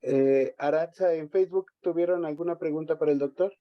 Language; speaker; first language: Spanish; native; Spanish